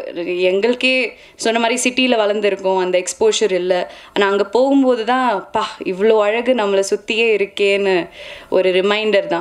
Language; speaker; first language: Tamil; non-native, local second language; Malayalam